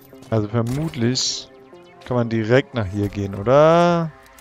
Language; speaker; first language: German; native; German